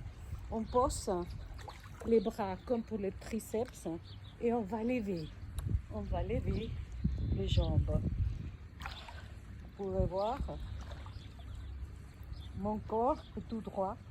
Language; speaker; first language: French; non-native, fluent; Spanish